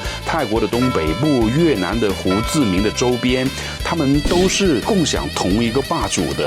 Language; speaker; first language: Chinese; native; Chinese